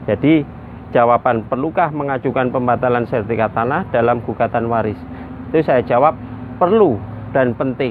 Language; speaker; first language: Indonesian; native; Indonesian